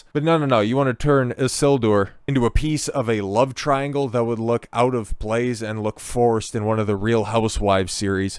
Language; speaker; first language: English; native; English